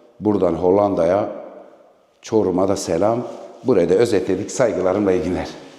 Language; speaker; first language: Turkish; native; Turkish